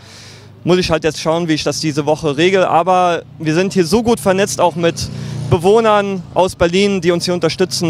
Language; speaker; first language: German; native; German